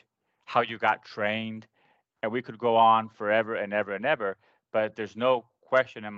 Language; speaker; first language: English; non-native, fluent; Spanish